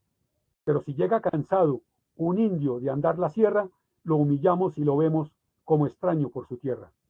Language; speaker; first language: Spanish; native; Spanish